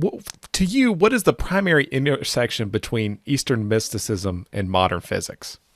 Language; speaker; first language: English; native; English